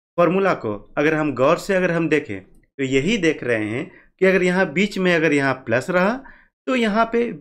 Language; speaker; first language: Hindi; native; Hindi